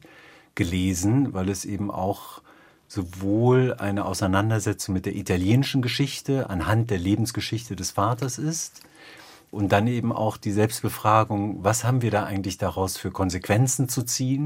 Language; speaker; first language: German; native; German